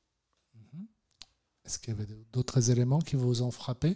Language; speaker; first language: French; native; French